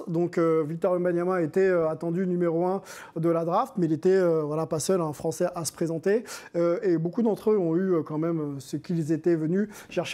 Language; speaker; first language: French; native; French